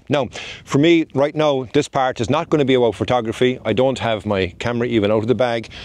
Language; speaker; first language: English; native; English